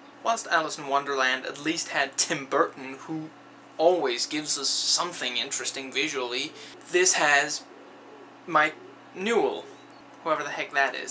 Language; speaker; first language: English; native; English